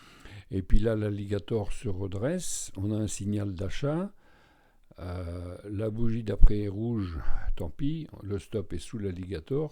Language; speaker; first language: French; native; French